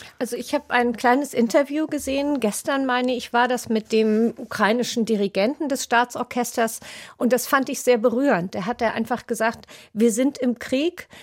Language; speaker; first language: German; native; German